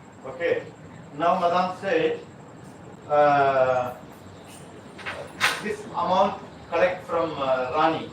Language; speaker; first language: English; non-native, learner; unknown